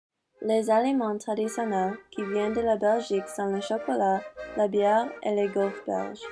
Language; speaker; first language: French; non-native, learner; English